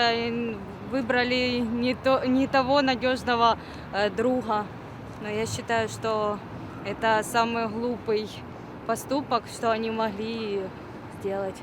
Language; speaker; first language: Russian; native; Russian